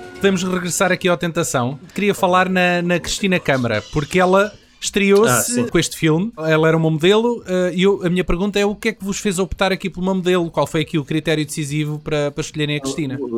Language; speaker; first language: Portuguese; native; Portuguese